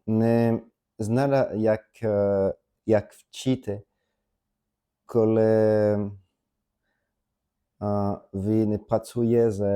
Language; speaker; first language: Polish; non-native, learner; French